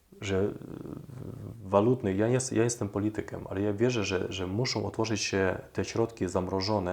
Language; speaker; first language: Polish; non-native, fluent; Ukrainian